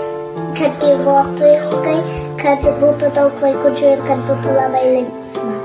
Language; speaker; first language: Lithuanian; early bilingual, heritage; Lithuanian